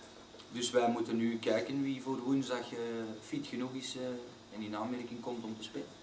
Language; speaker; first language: Dutch; native; Dutch